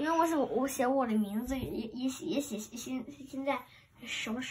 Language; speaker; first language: Chinese; early bilingual, heritage; Chinese